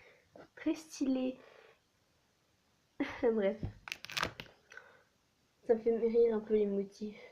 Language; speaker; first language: French; native; French